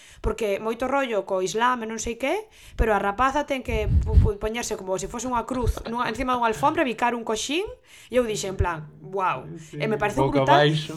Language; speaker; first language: Galician; non-native, local second language; Spanish